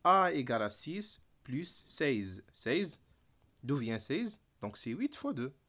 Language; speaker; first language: French; non-native, local second language; Arabic